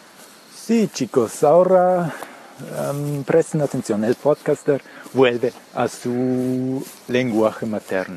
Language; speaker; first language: Spanish; early bilingual, heritage; Spanish